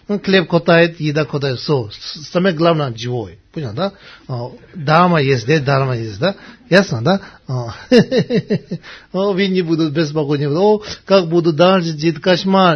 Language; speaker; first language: Russian; non-native, learner; Tibetan